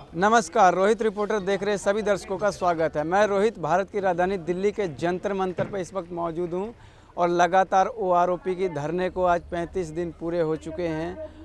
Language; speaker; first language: Hindi; native; Hindi